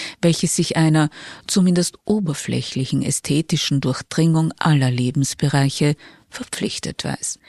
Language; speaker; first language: German; native; German